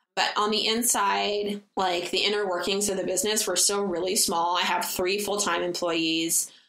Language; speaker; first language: English; native; English